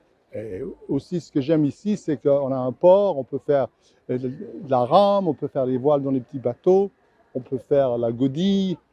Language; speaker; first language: French; non-native, fluent; English